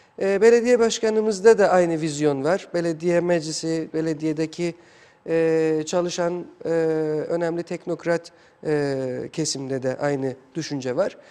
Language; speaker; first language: Turkish; non-native, fluent; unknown